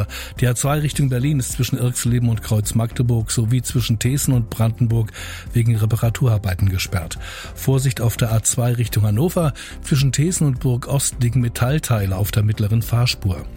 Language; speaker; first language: German; native; German